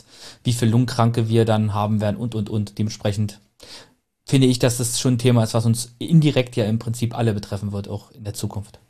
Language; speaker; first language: German; native; German